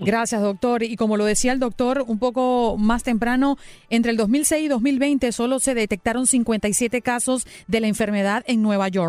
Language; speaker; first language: Spanish; native; Spanish